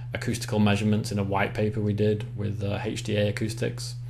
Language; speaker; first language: English; native; English